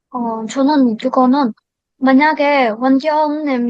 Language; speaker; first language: Korean; non-native, learner; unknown